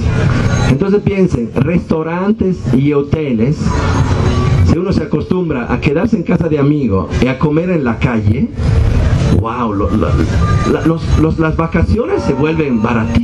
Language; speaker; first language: Spanish; non-native, fluent; Italian